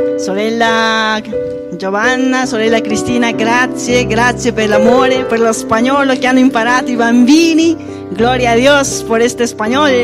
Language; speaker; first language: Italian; non-native, fluent; Spanish